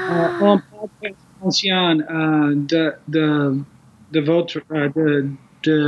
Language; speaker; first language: French; non-native, learner; English